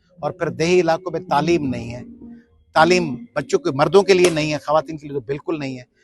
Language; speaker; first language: Urdu; non-native, local second language; Sindhi